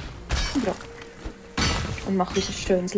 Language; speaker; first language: German; native; German